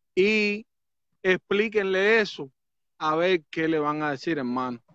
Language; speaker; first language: Spanish; native; Spanish